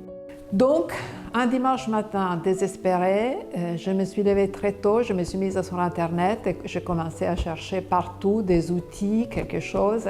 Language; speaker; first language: French; non-native, fluent; Italian